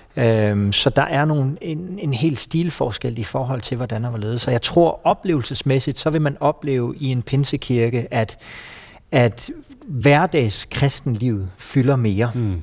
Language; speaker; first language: Danish; native; Danish